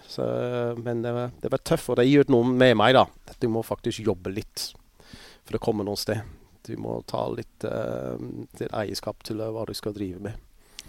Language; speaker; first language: Norwegian; non-native, fluent; English